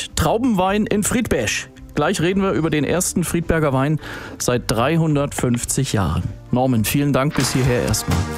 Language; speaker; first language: German; native; German